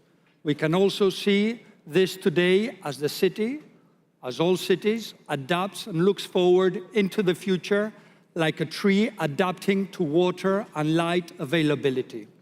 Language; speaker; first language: English; non-native, fluent; Spanish